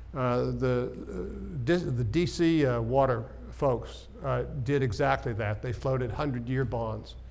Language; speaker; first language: English; native; English